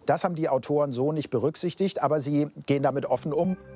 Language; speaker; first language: German; native; German